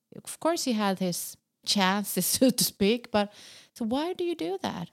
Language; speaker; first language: English; non-native, fluent; Swedish